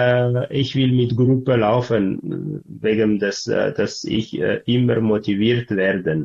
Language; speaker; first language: German; non-native, learner; Tigrinya